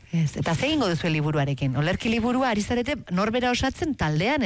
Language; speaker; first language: Basque; native; Basque